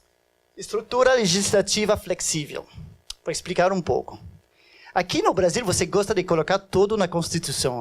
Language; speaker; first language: Portuguese; non-native, fluent; French